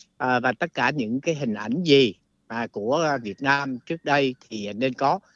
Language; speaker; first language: Vietnamese; native; Vietnamese